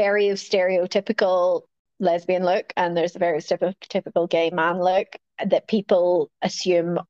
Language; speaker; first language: English; native; English